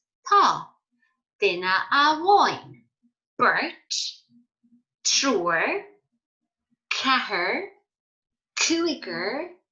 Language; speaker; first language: Irish; non-native, fluent; English